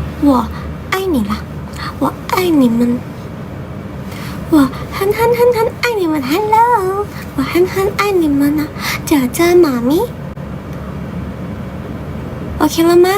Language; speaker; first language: Chinese; non-native, learner; Thai